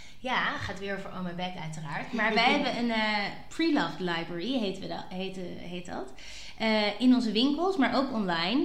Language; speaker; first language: Dutch; native; Dutch